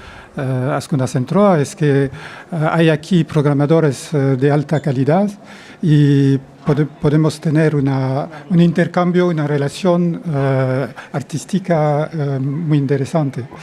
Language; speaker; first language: Spanish; non-native, fluent; French